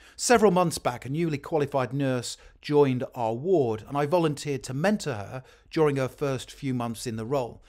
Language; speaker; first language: English; native; English